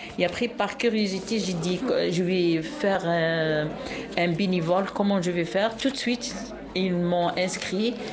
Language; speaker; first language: French; non-native, local second language; Arabic